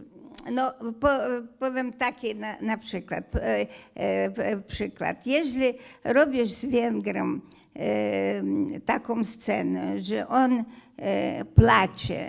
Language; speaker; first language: Polish; non-native, fluent; Hungarian